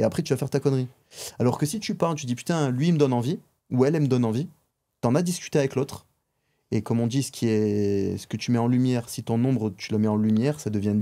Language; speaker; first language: French; native; French